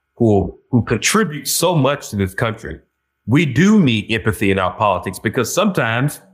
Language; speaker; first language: English; native; English